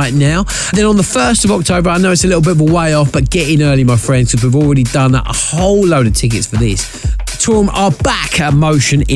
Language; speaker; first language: English; native; English